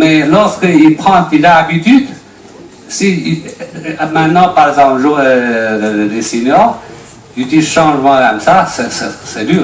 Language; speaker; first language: French; non-native, learner; Chinese